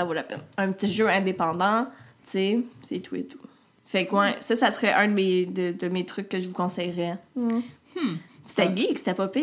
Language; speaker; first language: French; native; French